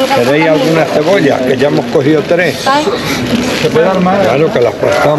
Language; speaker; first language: Spanish; native; Spanish